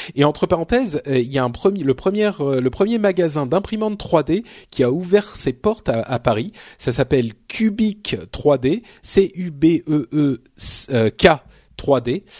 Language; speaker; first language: French; native; French